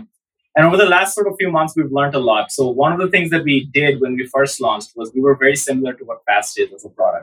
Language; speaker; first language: English; non-native, local second language; Bangla